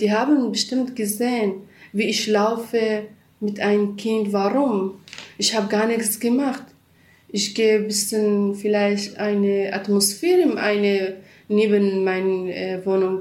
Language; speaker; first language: German; non-native, learner; Kurdish